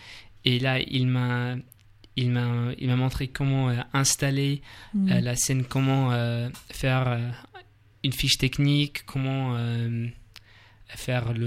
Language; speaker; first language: French; non-native, learner; English